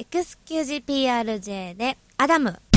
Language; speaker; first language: Japanese; native; Japanese